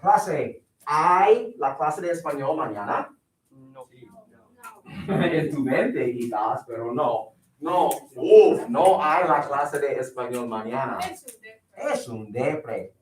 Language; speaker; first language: Spanish; non-native, fluent; English